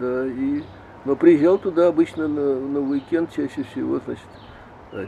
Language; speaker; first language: Russian; native; Russian